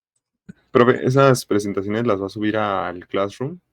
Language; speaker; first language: Spanish; native; Spanish